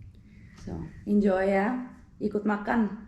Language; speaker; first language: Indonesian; early bilingual, heritage; Indonesian